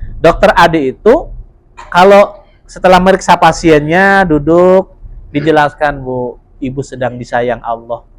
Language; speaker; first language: Indonesian; non-native, local second language; Javanese